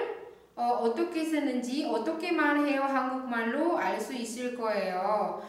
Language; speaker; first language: Korean; non-native, fluent; Indonesian